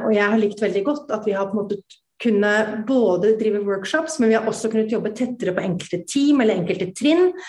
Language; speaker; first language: Norwegian; native; Norwegian